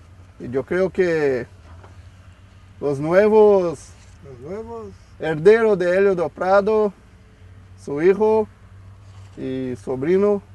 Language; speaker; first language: Spanish; non-native, fluent; Portuguese